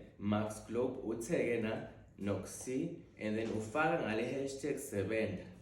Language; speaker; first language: Zulu; non-native, local second language; Swati